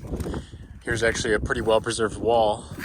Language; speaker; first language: English; native; English